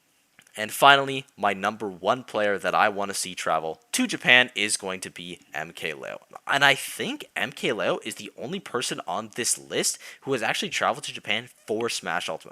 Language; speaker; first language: English; native; English